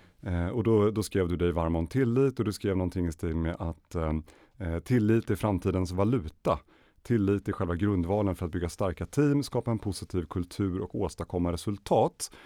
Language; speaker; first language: Swedish; native; Swedish